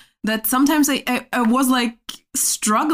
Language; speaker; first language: English; non-native, fluent; Spanish